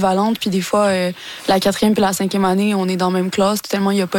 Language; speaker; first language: French; native; French